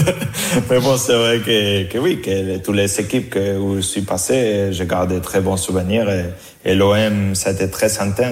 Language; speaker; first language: French; non-native, fluent; Spanish